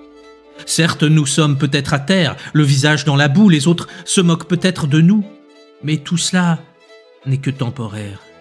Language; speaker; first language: French; native; French